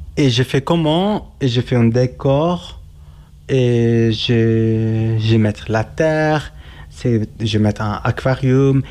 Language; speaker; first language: French; non-native, learner; Kurdish